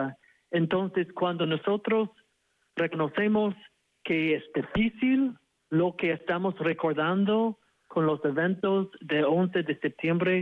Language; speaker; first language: Spanish; non-native, fluent; English